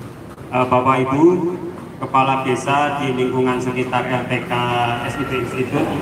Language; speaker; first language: Indonesian; native; Indonesian